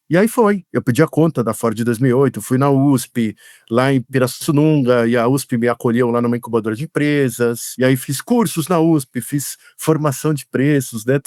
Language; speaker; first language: Portuguese; native; Portuguese